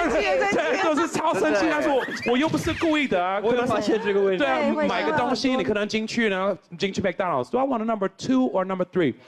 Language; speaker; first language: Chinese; non-native, fluent; English